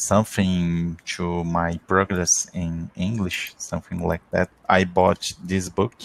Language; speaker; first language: English; non-native, learner; Portuguese